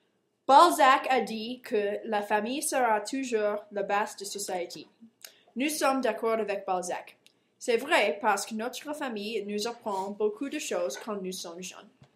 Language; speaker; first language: French; non-native, learner; English